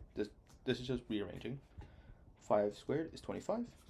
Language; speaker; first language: English; native; English